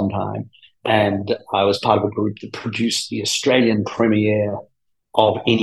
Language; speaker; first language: English; native; English